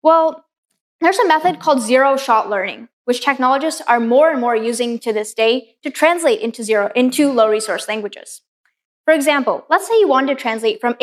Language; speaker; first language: English; native; English